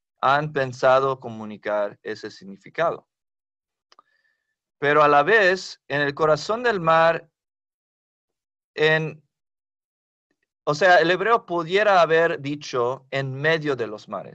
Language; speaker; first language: Spanish; non-native, fluent; English